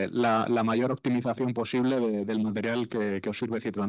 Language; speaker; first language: Spanish; native; Spanish